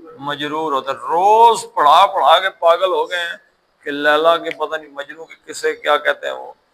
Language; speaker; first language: Urdu; non-native, local second language; Punjabi